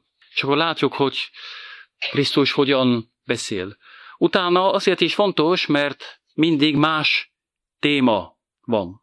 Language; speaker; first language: Hungarian; non-native, fluent; French